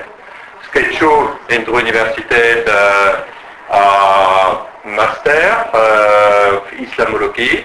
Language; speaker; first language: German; non-native, learner; French